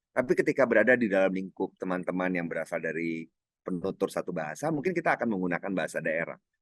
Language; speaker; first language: Indonesian; non-native, local second language; Minangkabau